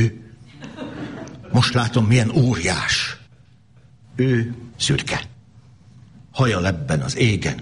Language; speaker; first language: Hungarian; native; Hungarian